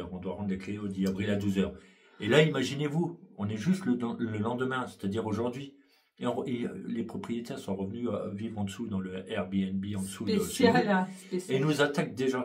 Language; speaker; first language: French; native; French